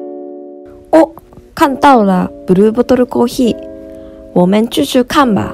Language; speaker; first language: Chinese; non-native, learner; Japanese